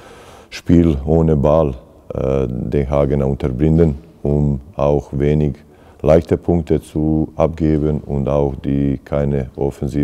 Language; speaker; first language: German; non-native, fluent; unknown